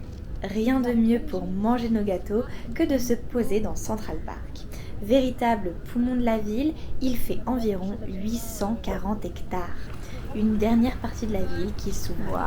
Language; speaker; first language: French; native; French